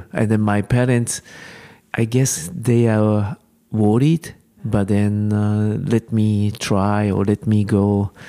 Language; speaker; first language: English; non-native, learner; Japanese